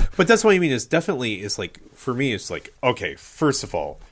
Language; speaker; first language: English; native; English